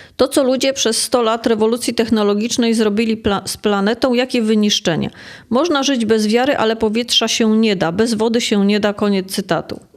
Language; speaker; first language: Polish; native; Polish